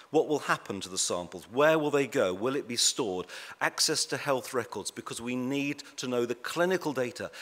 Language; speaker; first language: English; native; English